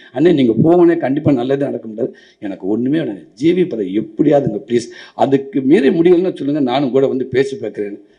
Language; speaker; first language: Tamil; native; Tamil